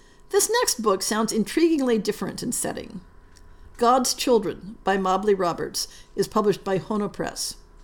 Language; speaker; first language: English; native; English